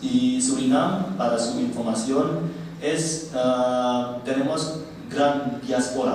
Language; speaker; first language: Spanish; non-native, learner; Indonesian